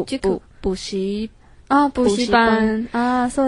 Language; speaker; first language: Japanese; non-native, learner; Chinese